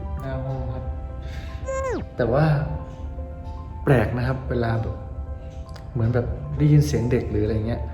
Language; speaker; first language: Thai; native; Thai